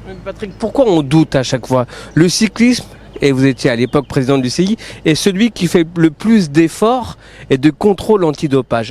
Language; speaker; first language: French; native; French